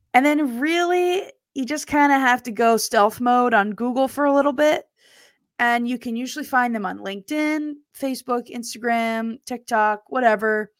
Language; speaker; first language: English; native; English